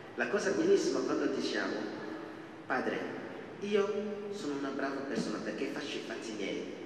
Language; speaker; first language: Italian; non-native, fluent; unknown